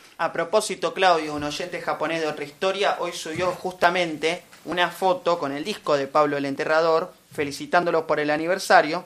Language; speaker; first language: Spanish; native; Spanish